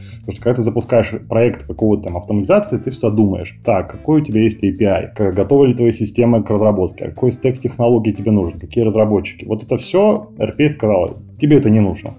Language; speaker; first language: Russian; native; Russian